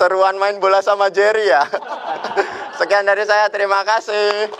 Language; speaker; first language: Indonesian; native; Indonesian